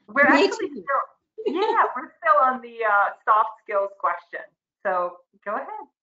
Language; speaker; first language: English; non-native, fluent; Croatian